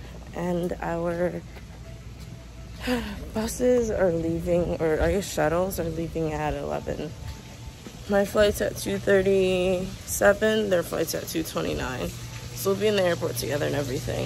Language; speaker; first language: English; native; English